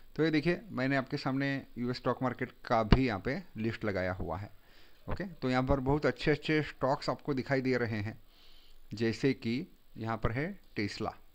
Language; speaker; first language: Hindi; non-native, local second language; Marathi